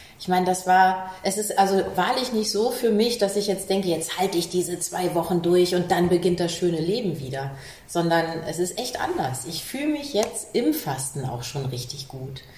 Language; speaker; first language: German; native; German